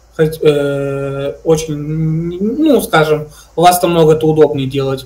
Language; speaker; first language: Russian; native; Russian